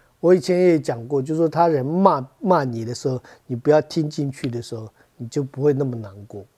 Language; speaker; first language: Chinese; non-native, fluent; Tibetan